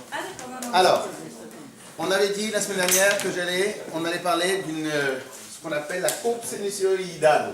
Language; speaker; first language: French; native; French